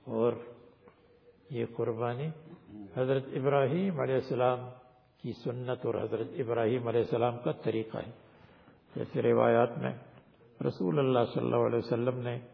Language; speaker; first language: Urdu; native; Urdu